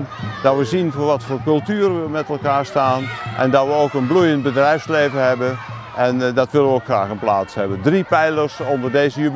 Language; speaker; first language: Dutch; native; Dutch